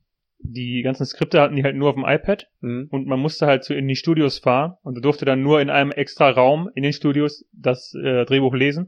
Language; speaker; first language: German; native; German